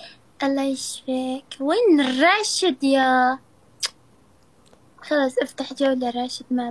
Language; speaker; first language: Arabic; non-native, learner; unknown